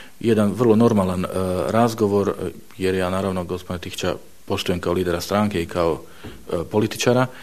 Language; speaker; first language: Bosnian; non-native, fluent; Slovak